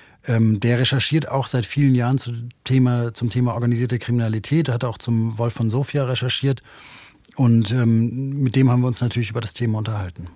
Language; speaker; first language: German; native; German